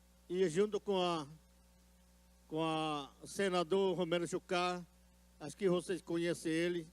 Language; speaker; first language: Portuguese; non-native, local second language; Yanomámi